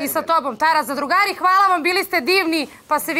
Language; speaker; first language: Serbian; native; Serbian